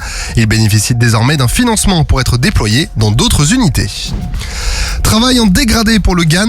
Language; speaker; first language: French; native; French